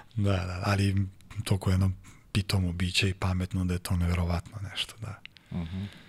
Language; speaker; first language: Serbian; native; Serbian